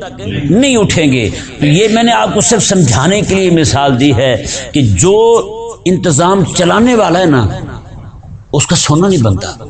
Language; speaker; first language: Urdu; non-native, local second language; Punjabi